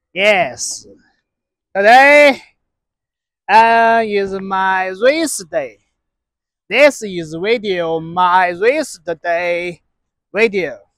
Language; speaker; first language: English; non-native, learner; Chinese